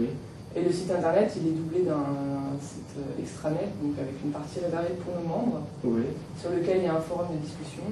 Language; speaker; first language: French; native; French